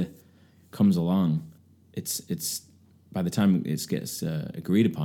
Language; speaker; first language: English; native; English